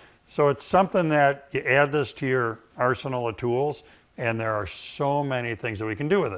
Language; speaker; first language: English; native; English